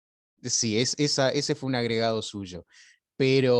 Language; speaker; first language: Spanish; native; Spanish